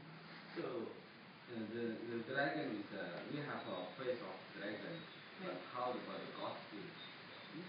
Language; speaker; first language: English; non-native, learner; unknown